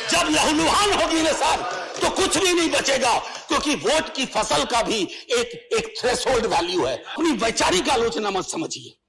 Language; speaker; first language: Hindi; native; Hindi